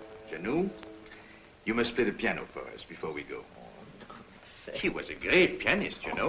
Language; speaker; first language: English; non-native, fluent; French